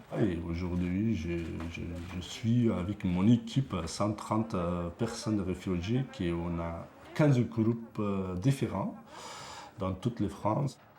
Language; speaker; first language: French; non-native, fluent; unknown